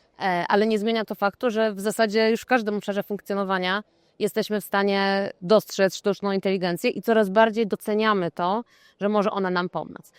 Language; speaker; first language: Polish; native; Polish